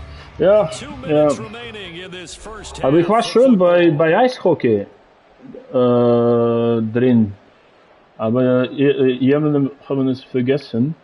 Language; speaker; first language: German; non-native, learner; Russian